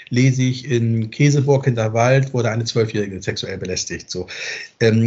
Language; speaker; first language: German; native; German